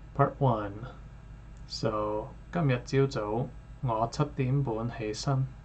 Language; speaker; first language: Cantonese; non-native, learner; English